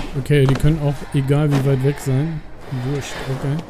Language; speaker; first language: German; native; German